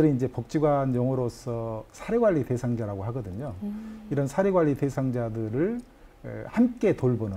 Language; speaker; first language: Korean; native; Korean